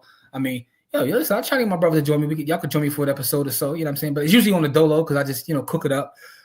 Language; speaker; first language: English; native; English